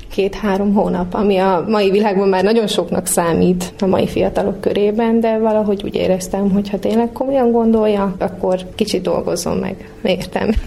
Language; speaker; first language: Hungarian; native; Hungarian